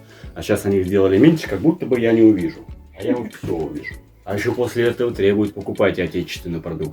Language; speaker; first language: Russian; native; Russian